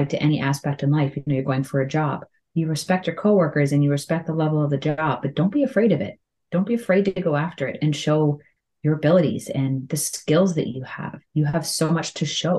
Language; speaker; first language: English; native; English